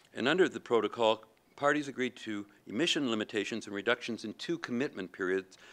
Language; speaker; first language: English; native; English